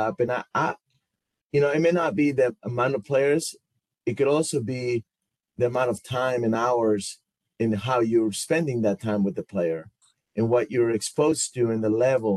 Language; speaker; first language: English; non-native, fluent; Spanish